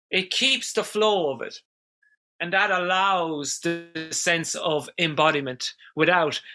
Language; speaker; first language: English; native; English